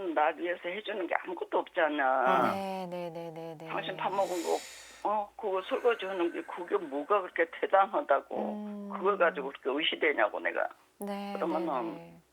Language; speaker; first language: Korean; native; Korean